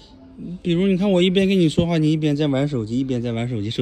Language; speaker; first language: Chinese; native; Chinese